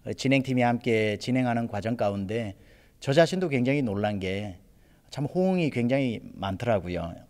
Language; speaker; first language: Korean; native; Korean